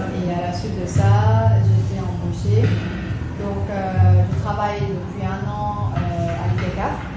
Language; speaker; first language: French; early bilingual, other home language; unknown